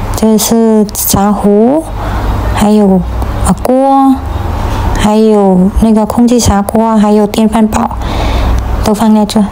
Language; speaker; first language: Chinese; non-native, fluent; Vietnamese